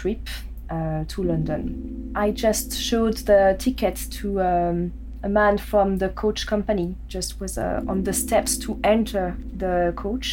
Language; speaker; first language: English; non-native, fluent; French